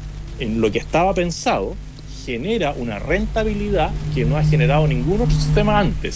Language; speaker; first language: Spanish; native; Spanish